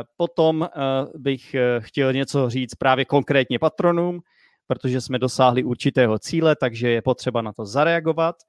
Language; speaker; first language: Czech; native; Czech